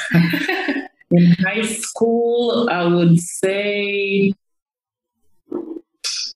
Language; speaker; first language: English; non-native, local second language; Kinyarwanda